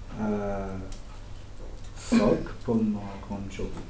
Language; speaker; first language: Polish; non-native, learner; French